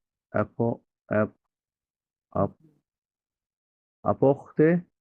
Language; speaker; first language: French; non-native, learner; Bangla